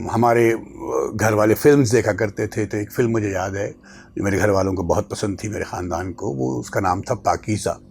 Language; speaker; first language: Urdu; native; Urdu